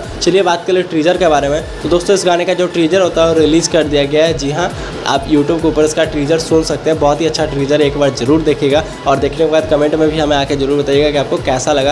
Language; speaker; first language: Hindi; native; Hindi